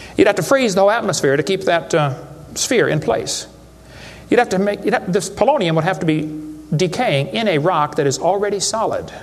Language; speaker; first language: English; native; English